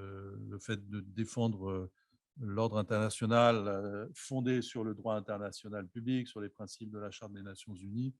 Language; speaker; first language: French; native; French